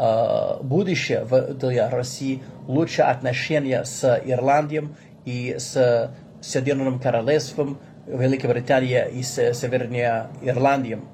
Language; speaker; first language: Russian; non-native, learner; English